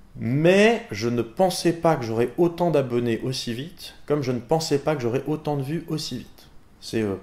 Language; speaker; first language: French; native; French